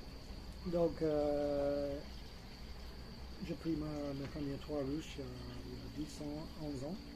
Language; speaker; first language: French; non-native, fluent; English